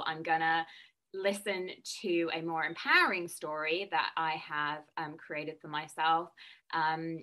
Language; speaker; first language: English; native; English